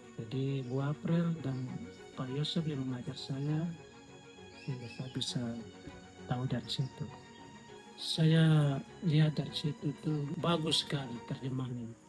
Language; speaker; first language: Indonesian; non-native, local second language; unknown